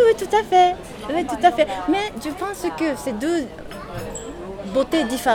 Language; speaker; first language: French; non-native, learner; Japanese